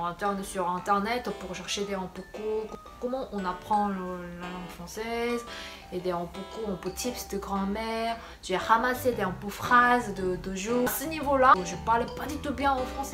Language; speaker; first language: French; non-native, fluent; Korean